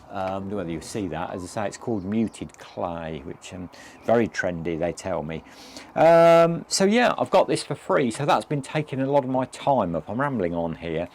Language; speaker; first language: English; native; English